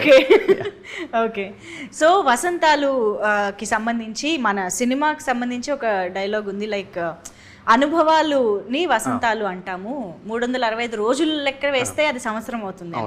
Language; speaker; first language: Telugu; native; Telugu